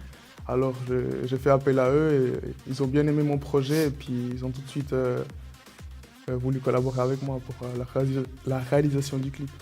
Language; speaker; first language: French; early bilingual, other home language; Spanish